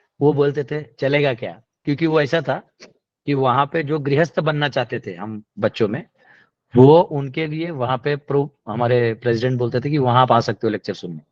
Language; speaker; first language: Hindi; non-native, local second language; Marathi